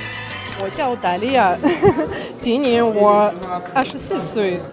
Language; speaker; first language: Chinese; non-native, learner; Russian